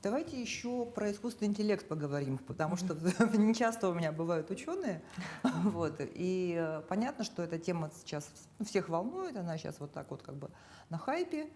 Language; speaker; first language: Russian; native; Russian